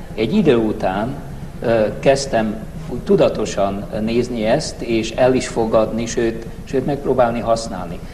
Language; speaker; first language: Hungarian; non-native, local second language; German